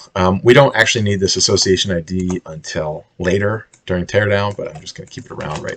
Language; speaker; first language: English; native; English